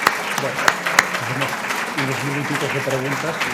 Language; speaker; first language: Spanish; native; Spanish